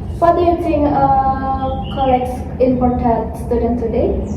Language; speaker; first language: English; non-native, learner; Indonesian